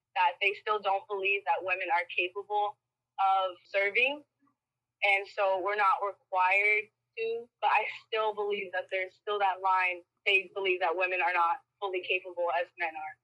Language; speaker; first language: English; early bilingual, other home language; Spanish